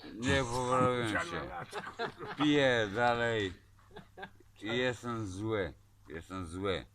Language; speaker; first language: Polish; native; Polish